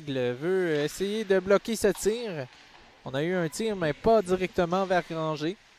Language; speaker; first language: French; native; French